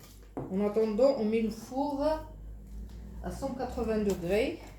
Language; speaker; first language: French; non-native, fluent; Arabic